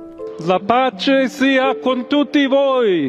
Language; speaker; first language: Italian; non-native, fluent; English